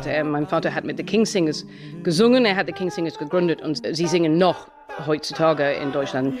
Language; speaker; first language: German; non-native, fluent; English